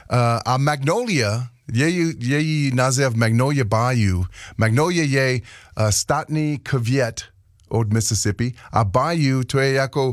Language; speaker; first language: Czech; non-native, learner; English